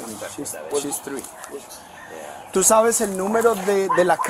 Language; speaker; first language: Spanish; early bilingual, heritage; Spanish